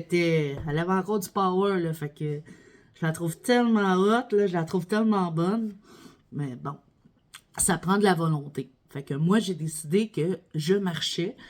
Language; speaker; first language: French; native; French